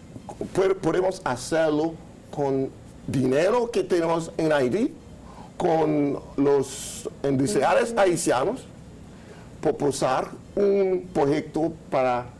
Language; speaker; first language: Spanish; non-native, learner; Haitian Creole